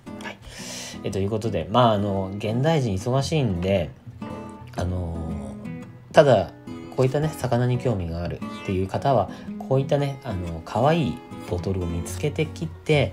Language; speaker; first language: Japanese; native; Japanese